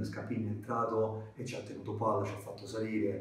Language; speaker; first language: Italian; native; Italian